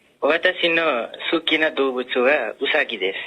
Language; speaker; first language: Japanese; non-native, learner; Nepali